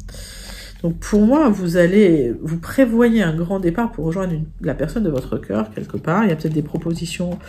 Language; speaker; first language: French; native; French